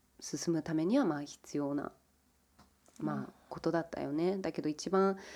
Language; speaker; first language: Japanese; early bilingual, heritage; English